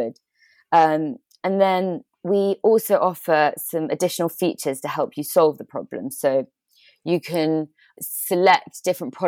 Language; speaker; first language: English; native; English